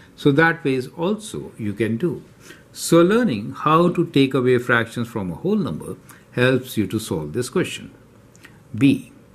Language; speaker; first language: English; non-native, local second language; Hindi